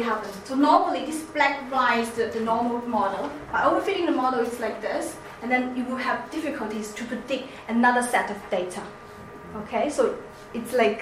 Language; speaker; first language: English; non-native, fluent; Chinese